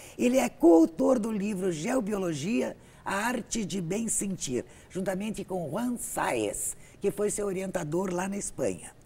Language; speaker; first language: Portuguese; native; Portuguese